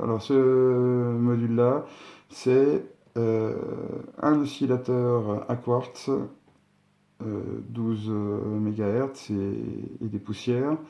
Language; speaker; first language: French; native; French